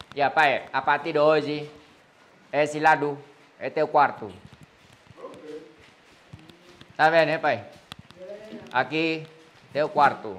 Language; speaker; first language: Portuguese; non-native, learner; Vietnamese